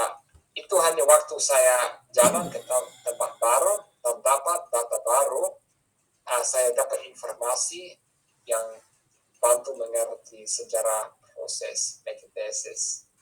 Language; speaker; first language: Indonesian; non-native, fluent; English